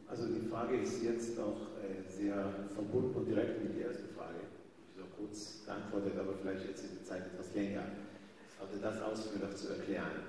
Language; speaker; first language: German; non-native, fluent; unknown